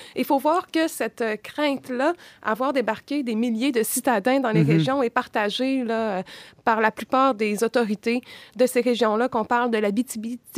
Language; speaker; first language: French; native; French